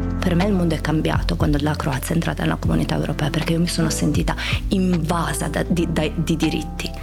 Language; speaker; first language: Italian; early bilingual, other home language; Croatian